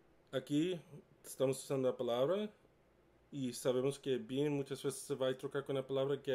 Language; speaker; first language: Portuguese; non-native, learner; English